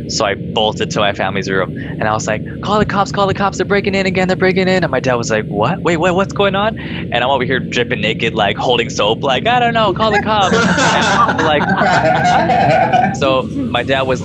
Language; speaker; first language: English; native; English